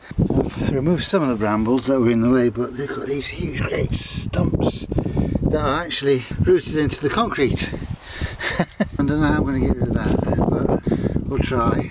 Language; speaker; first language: English; native; English